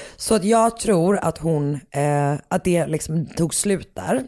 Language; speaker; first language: Swedish; native; Swedish